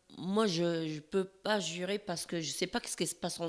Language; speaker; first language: French; non-native, learner; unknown